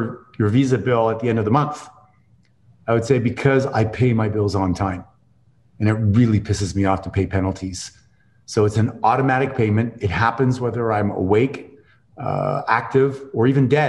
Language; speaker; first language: English; native; English